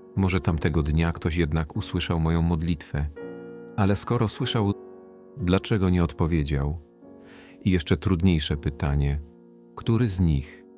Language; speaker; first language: Polish; non-native, fluent; Kurdish